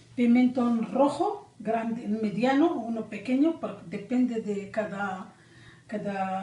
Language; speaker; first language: Spanish; non-native, learner; Arabic